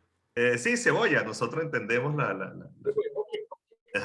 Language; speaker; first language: Spanish; native; Spanish